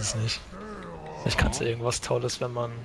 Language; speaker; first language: German; native; German